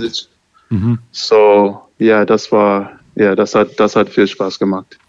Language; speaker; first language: German; non-native, learner; English